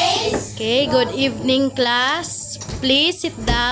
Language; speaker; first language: English; non-native, local second language; Cebuano